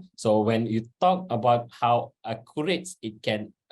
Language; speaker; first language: English; non-native, local second language; Malay